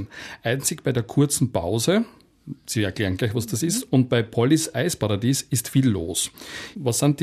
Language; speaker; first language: German; native; German